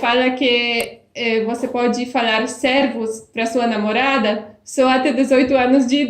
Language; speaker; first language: Portuguese; non-native, fluent; Polish